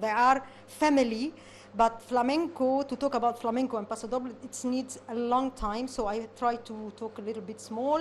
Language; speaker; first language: English; non-native, learner; Arabic